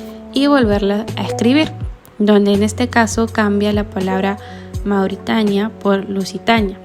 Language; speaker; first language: Spanish; native; Spanish